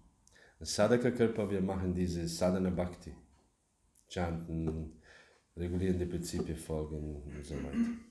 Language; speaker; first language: German; non-native, learner; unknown